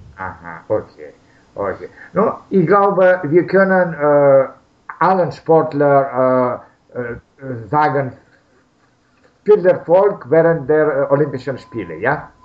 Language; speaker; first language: German; non-native, learner; Russian